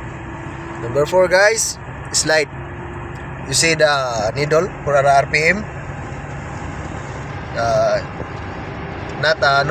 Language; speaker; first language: English; non-native, local second language; Filipino